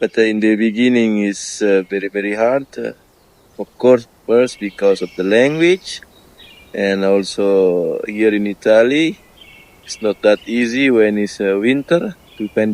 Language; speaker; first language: English; non-native, learner; Indonesian